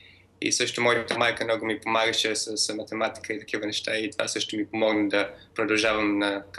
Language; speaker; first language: Bulgarian; early bilingual, heritage; Bulgarian